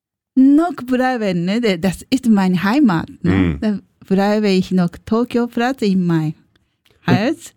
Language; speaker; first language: German; non-native, learner; Japanese